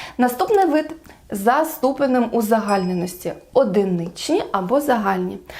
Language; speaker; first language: Ukrainian; non-native, local second language; Russian